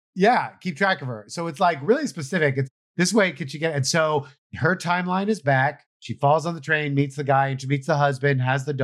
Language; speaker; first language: English; native; English